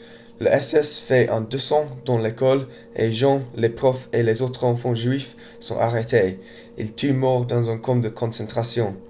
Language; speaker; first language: French; non-native, learner; English